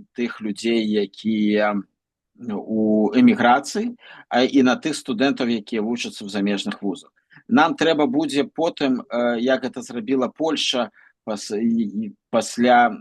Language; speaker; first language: Belarusian; non-native, local second language; Russian